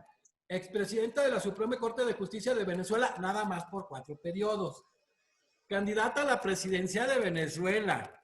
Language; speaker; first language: Spanish; native; Spanish